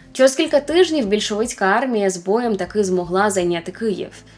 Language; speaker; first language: Ukrainian; non-native, local second language; Russian